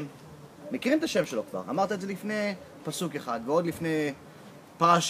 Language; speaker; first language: Hebrew; early bilingual, heritage; English